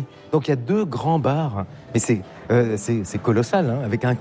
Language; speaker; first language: French; native; French